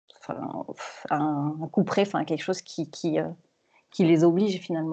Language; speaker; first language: French; native; French